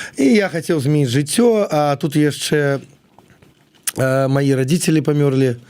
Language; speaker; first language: Belarusian; non-native, local second language; Russian